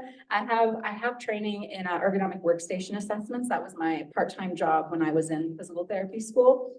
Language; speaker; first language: English; native; English